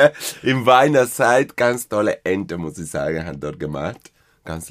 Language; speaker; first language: German; non-native, fluent; Spanish